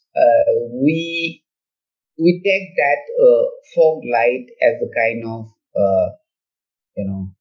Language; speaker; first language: English; non-native, local second language; Manipuri